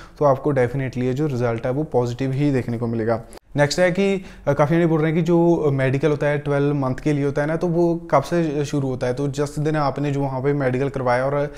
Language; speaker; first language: Hindi; non-native, local second language; Punjabi